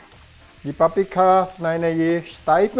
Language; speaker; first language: German; non-native, learner; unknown